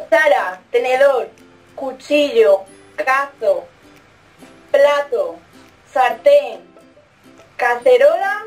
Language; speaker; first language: Spanish; native; Spanish